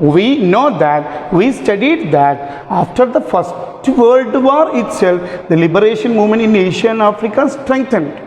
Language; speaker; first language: English; non-native, local second language; Malayalam